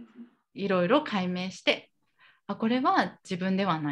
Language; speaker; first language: Japanese; native; Japanese